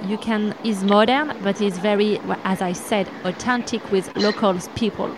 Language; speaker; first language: English; non-native, learner; French